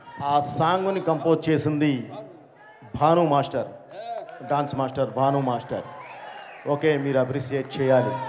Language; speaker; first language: Telugu; native; Telugu